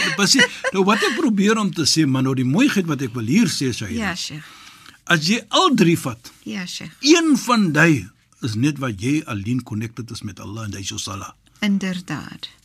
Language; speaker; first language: Afrikaans; native; Afrikaans